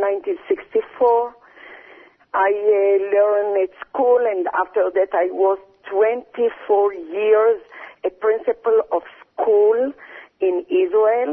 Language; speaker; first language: English; early bilingual, other home language; Arabic